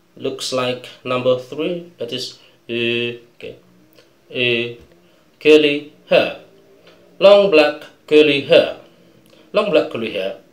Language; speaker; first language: English; non-native, fluent; Indonesian